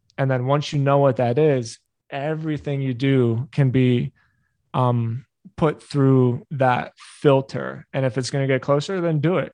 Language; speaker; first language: English; native; English